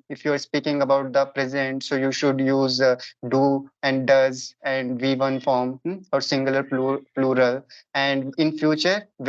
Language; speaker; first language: English; non-native, local second language; Hindi